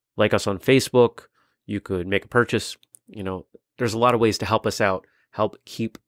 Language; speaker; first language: English; native; English